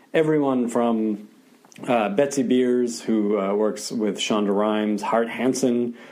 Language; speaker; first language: English; native; English